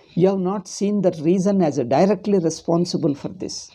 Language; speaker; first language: English; non-native, local second language; Kannada